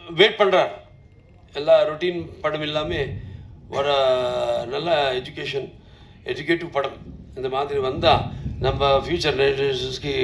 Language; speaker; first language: Tamil; non-native, local second language; Telugu